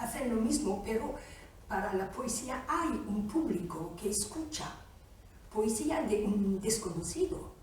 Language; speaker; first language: Spanish; non-native, fluent; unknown